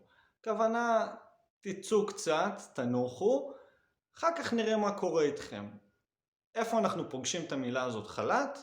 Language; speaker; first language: Hebrew; native; Hebrew